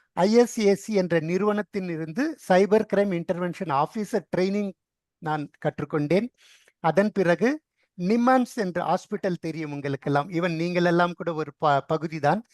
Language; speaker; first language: Tamil; non-native, local second language; Telugu